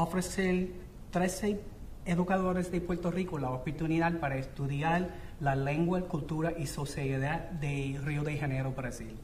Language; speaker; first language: Spanish; non-native, fluent; English